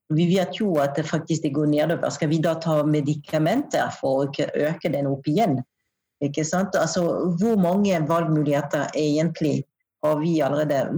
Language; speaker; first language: Norwegian; non-native, fluent; French